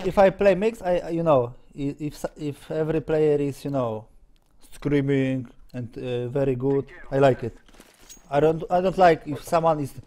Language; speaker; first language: English; non-native, learner; Polish